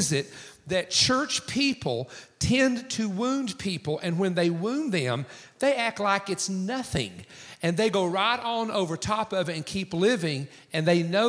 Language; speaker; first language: English; native; English